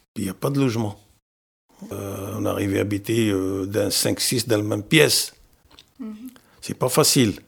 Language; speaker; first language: French; non-native, fluent; Arabic